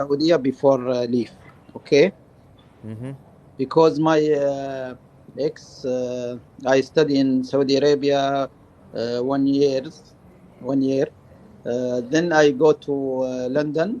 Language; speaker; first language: English; non-native, learner; Arabic